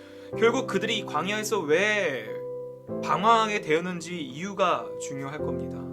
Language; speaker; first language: Korean; native; Korean